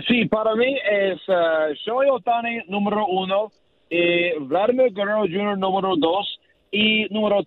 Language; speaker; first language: Spanish; non-native, learner; English